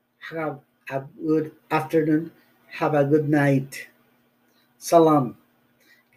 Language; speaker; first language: English; non-native, learner; Spanish